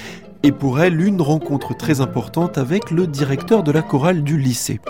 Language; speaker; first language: French; native; French